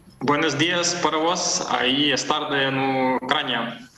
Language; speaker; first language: Spanish; non-native, fluent; Ukrainian